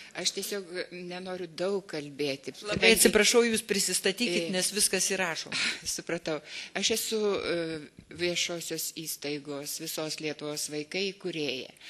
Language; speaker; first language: Lithuanian; native; Lithuanian